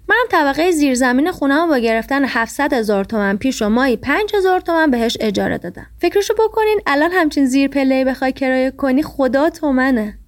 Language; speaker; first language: Persian; native; Persian